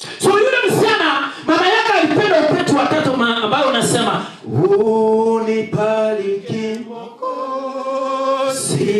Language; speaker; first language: Swahili; non-native, local second language; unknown